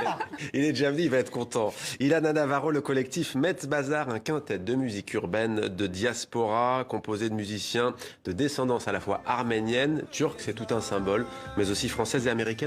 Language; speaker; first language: French; native; French